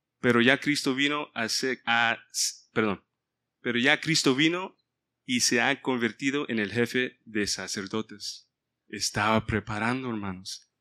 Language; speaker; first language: Spanish; early bilingual, heritage; Spanish